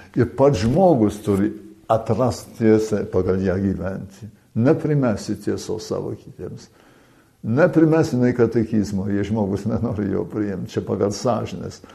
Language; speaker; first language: Lithuanian; early bilingual, heritage; Lithuanian